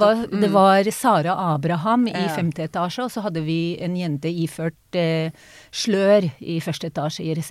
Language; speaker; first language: Norwegian; non-native, fluent; Hebrew